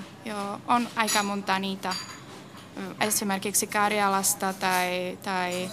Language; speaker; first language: Finnish; non-native, fluent; Czech